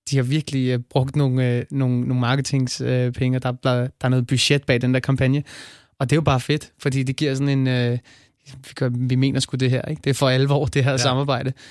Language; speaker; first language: Danish; native; Danish